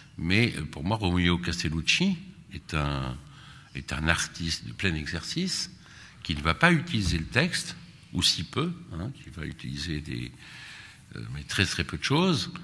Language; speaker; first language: French; native; French